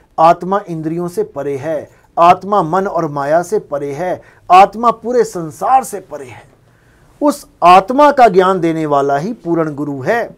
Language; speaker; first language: Hindi; non-native, local second language; Punjabi